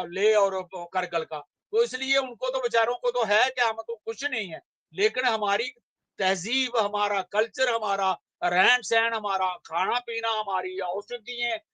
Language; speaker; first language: Hindi; non-native, local second language; Dogri